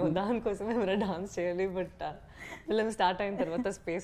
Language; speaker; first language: Telugu; non-native, fluent; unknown